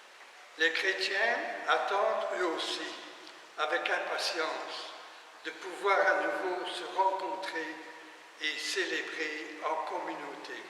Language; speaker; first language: French; native; French